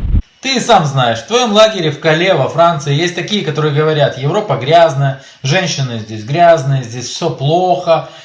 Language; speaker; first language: Russian; native; Russian